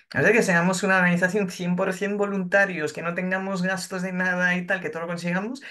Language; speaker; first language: Spanish; non-native, fluent; French